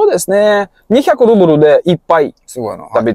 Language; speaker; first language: Japanese; non-native, learner; Russian